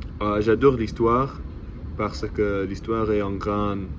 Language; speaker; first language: French; non-native, learner; English